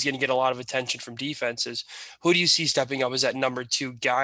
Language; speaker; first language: English; native; English